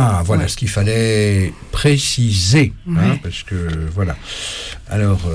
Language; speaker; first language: French; native; French